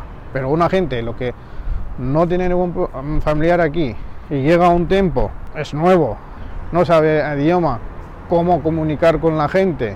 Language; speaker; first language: Spanish; non-native, learner; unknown